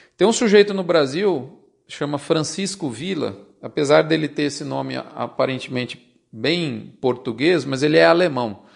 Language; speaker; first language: Portuguese; native; Portuguese